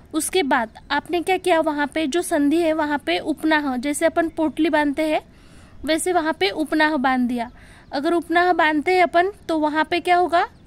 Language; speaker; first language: Hindi; non-native, local second language; Marathi